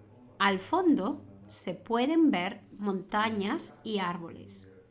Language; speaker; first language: Spanish; non-native, fluent; English